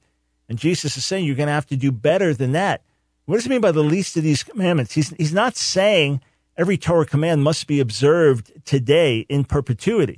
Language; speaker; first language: English; native; English